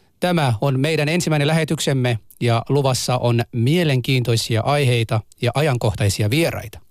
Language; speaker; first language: Finnish; non-native, fluent; Arabic